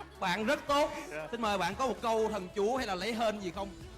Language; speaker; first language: Vietnamese; native; Vietnamese